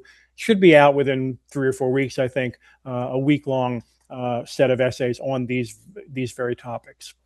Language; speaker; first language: English; native; English